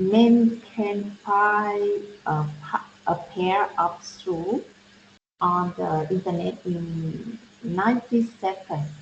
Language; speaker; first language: English; non-native, learner; Vietnamese